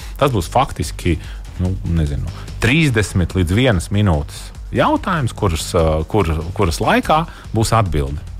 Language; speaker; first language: Latvian; native; Latvian